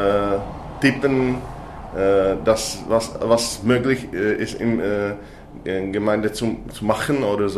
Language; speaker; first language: German; non-native, learner; Czech